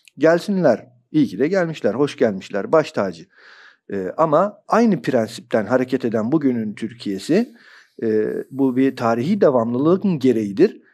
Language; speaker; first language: Turkish; native; Turkish